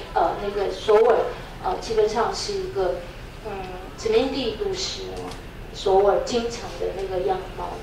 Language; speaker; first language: Chinese; non-native, fluent; Korean